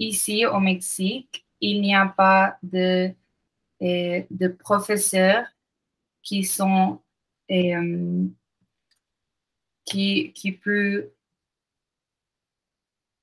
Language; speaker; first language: French; non-native, learner; Spanish